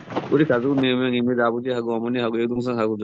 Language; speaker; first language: Korean; non-native, learner; Bangla